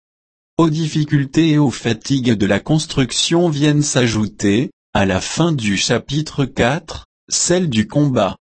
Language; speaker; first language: French; native; French